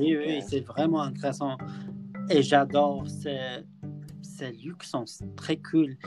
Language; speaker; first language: French; non-native, learner; English